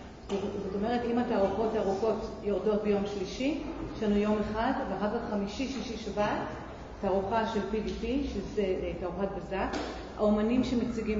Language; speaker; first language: Hebrew; native; Hebrew